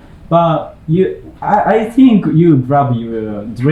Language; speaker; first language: English; non-native, learner; Japanese